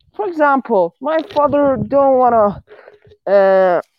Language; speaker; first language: English; non-native, learner; Persian